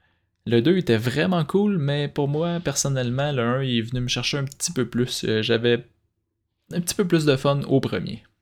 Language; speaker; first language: French; native; French